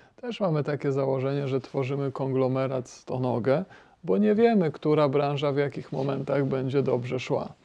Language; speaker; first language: Polish; native; Polish